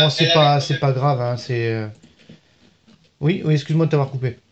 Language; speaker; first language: French; native; French